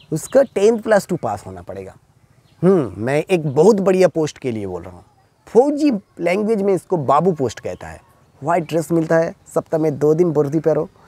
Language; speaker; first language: Hindi; non-native, local second language; Bangla